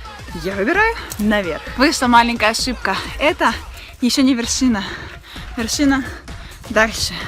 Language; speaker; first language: Russian; native; Russian